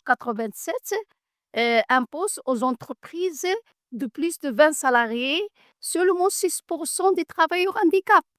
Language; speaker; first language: French; non-native, learner; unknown